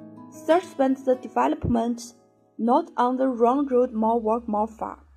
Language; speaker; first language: English; non-native, learner; Chinese